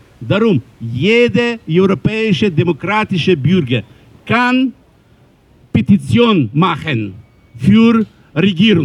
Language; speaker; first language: German; non-native, learner; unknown